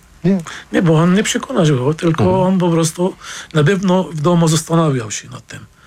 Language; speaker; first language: Polish; non-native, fluent; Arabic